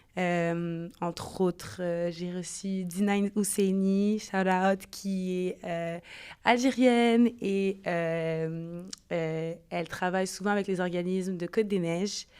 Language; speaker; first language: French; native; French